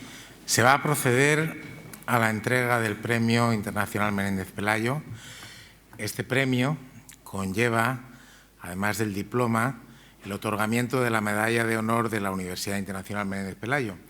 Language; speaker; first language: Spanish; native; Spanish